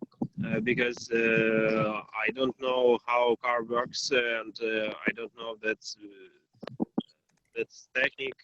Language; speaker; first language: English; non-native, learner; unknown